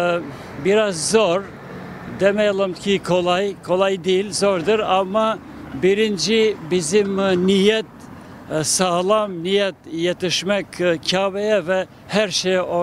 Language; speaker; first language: Turkish; non-native, fluent; Albanian